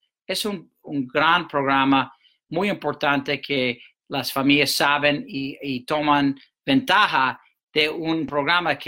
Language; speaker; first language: Spanish; non-native, fluent; English